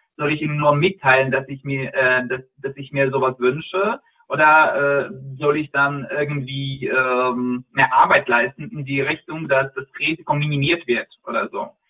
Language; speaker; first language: German; non-native, fluent; Polish